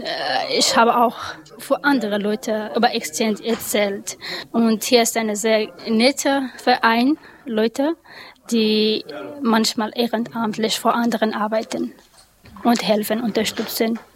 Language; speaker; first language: German; non-native, learner; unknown